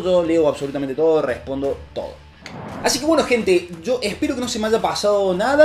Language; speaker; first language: Spanish; native; Spanish